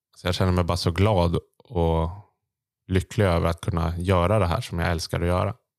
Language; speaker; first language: Swedish; native; Swedish